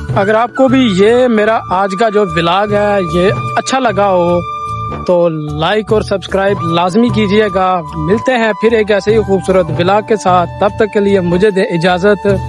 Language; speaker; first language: Urdu; non-native, local second language; Punjabi